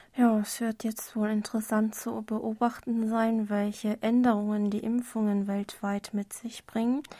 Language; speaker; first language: German; non-native, fluent; Korean